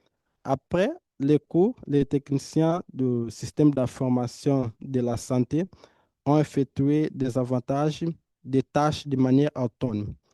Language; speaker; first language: French; non-native, fluent; Portuguese